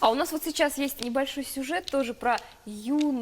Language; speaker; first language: Russian; native; Russian